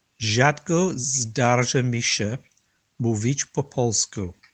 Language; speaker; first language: Polish; non-native, learner; English